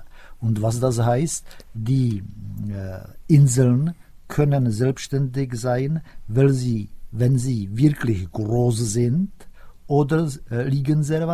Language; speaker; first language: German; non-native, fluent; Czech